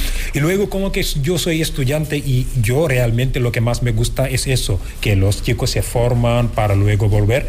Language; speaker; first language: Spanish; non-native, fluent; Wolof